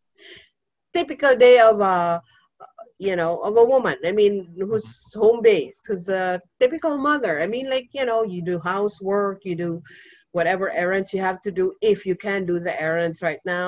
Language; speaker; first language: English; non-native, local second language; Cebuano